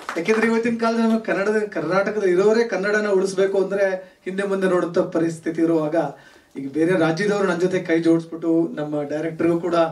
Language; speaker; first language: Kannada; native; Kannada